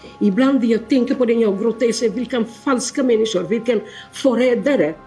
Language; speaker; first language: Swedish; non-native, learner; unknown